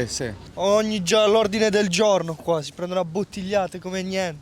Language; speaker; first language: Italian; native; Italian